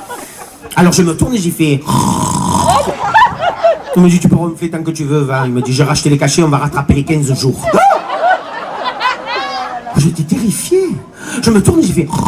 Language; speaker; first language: French; native; French